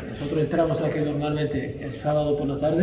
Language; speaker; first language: Spanish; non-native, local second language; Arabic